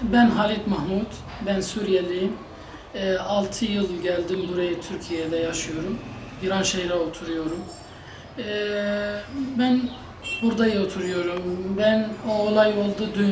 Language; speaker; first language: Turkish; non-native, learner; Arabic